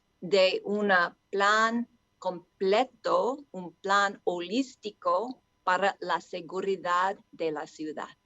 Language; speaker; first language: Spanish; non-native, learner; English